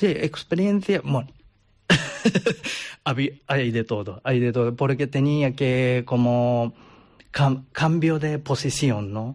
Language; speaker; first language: Spanish; non-native, learner; Japanese